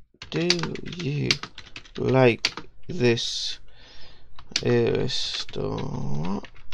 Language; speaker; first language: English; native; English